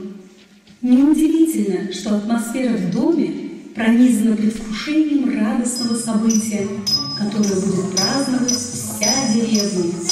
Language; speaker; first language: Russian; native; Russian